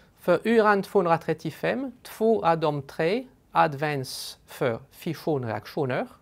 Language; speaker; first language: Swedish; non-native, fluent; French